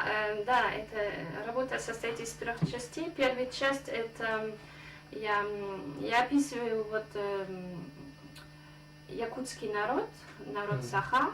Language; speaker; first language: Russian; non-native, fluent; French